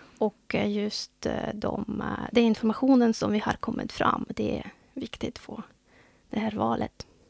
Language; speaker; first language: Swedish; non-native, fluent; Russian